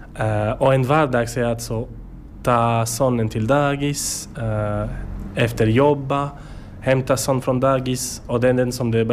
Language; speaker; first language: Swedish; non-native, learner; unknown